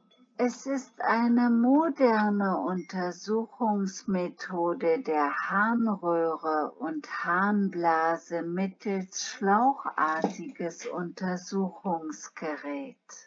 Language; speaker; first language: German; non-native, learner; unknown